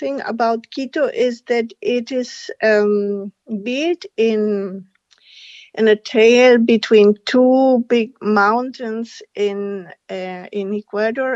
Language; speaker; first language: English; non-native, fluent; Spanish